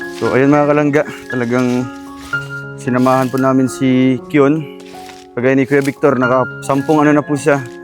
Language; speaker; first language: Filipino; non-native, local second language; Cebuano